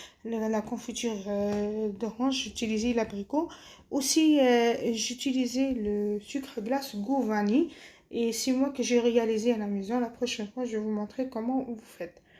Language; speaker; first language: French; non-native, fluent; Arabic